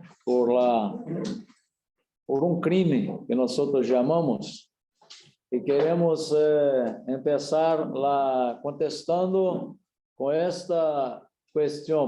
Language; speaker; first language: Spanish; non-native, learner; Portuguese